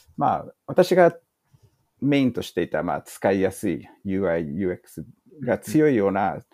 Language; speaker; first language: Japanese; early bilingual, heritage; English